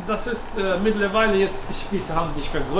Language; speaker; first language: German; non-native, fluent; Turkish